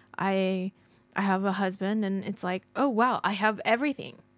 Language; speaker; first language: English; non-native, fluent; Japanese